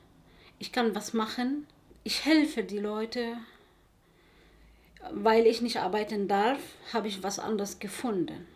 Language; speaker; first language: German; non-native, learner; Arabic